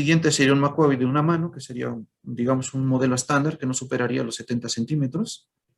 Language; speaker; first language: Spanish; native; Spanish